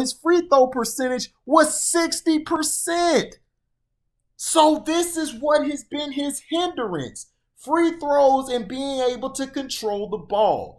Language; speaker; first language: English; native; English